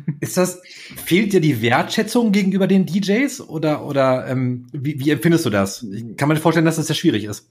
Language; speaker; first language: German; native; German